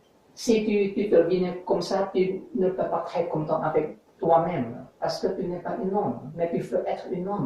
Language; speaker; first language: French; non-native, learner; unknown